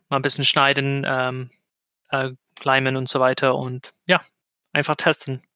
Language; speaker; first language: German; non-native, fluent; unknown